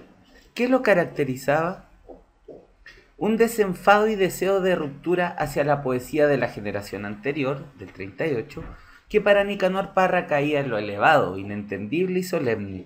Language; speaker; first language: Spanish; native; Spanish